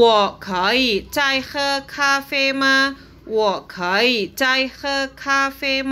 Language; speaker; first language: Chinese; non-native, fluent; Indonesian